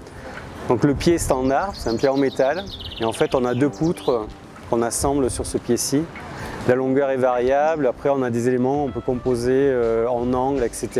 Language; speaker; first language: French; native; French